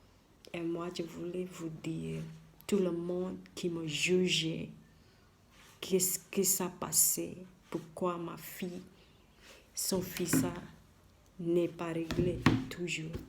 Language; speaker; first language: French; non-native, learner; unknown